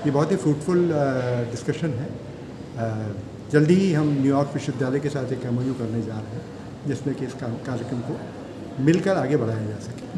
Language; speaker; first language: Hindi; native; Hindi